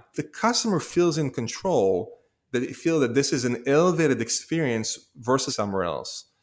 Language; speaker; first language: English; non-native, fluent; Hebrew